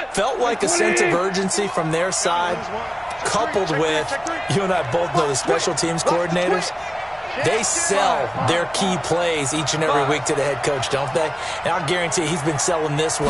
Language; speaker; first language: English; native; English